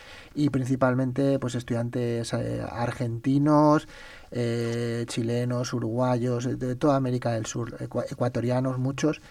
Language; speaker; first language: Spanish; native; Spanish